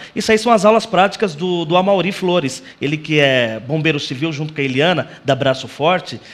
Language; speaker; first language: Portuguese; native; Portuguese